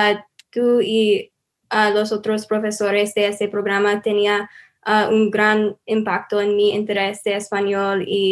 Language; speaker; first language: Spanish; non-native, learner; English